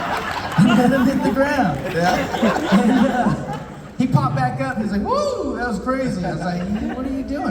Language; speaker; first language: English; native; English